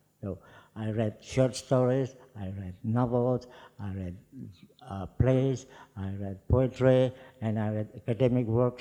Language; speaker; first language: English; non-native, fluent; Javanese